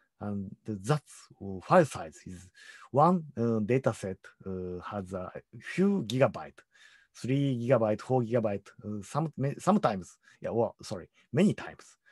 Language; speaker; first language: English; non-native, learner; Japanese